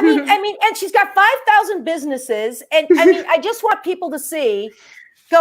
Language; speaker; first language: English; native; English